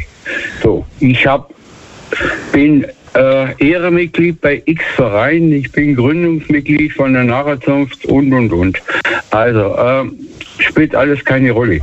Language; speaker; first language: German; native; German